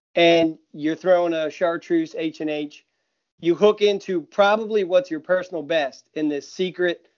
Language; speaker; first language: English; native; English